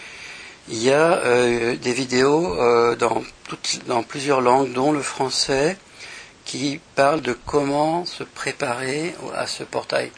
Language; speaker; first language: French; native; French